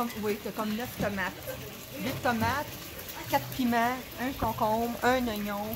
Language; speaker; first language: French; native; French